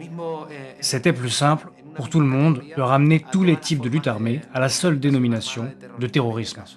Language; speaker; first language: French; native; French